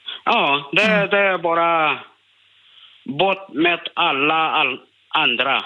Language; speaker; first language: Swedish; non-native, learner; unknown